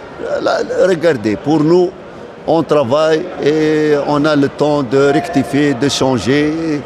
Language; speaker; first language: French; non-native, fluent; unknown